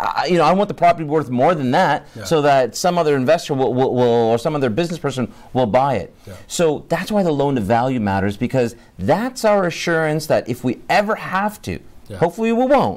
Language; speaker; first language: English; native; English